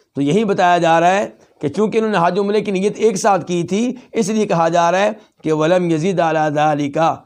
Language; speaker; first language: Urdu; native; Urdu